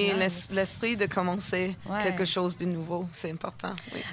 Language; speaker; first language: French; non-native, fluent; English